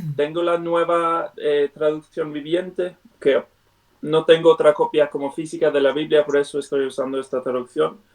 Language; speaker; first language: Spanish; non-native, fluent; English